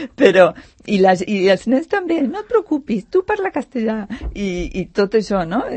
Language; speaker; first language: Catalan; non-native, fluent; Spanish